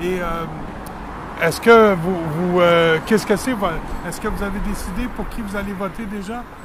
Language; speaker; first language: French; native; French